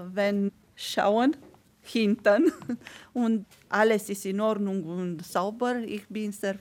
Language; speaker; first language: German; non-native, learner; Romanian